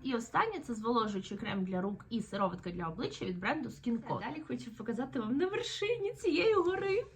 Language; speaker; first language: Ukrainian; native; Ukrainian